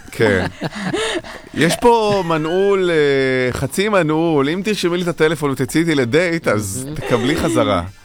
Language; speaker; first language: Hebrew; native; Hebrew